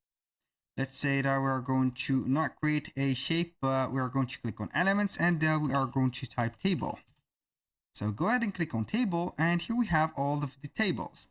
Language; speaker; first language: English; non-native, fluent; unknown